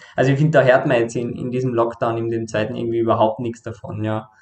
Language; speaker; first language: German; native; German